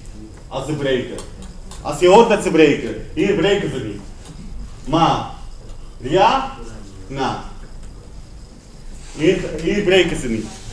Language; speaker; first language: Dutch; non-native, fluent; Spanish